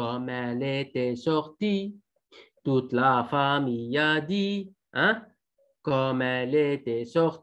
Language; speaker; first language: French; non-native, fluent; Arabic